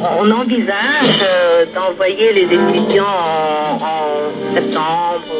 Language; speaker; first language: French; early bilingual, other home language; Korean